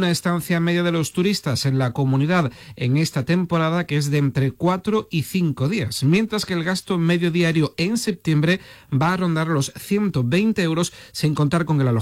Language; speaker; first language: Spanish; native; Spanish